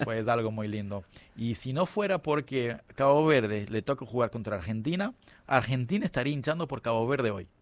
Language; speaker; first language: Spanish; non-native, fluent; Kabuverdianu